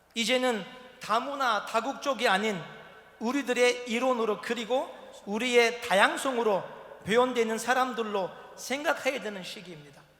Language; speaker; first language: Korean; non-native, fluent; Turkish